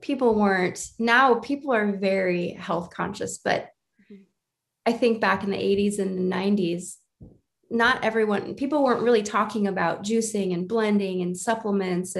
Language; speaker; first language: English; native; English